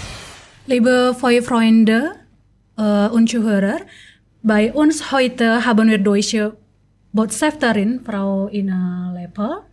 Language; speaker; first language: German; non-native, learner; Indonesian